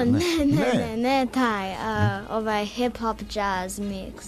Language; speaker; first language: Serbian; early bilingual, heritage; English